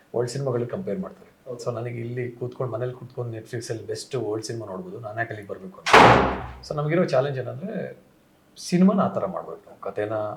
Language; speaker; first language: Kannada; native; Kannada